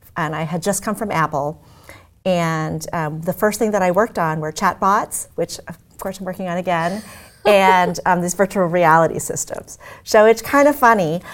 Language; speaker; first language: English; native; English